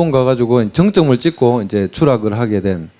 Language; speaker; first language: Korean; native; Korean